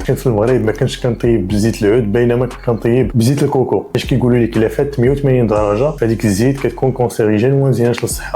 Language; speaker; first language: Arabic; native; Arabic